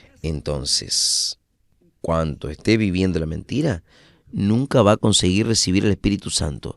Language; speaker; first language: Spanish; non-native, fluent; Portuguese